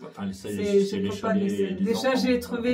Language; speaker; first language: French; native; French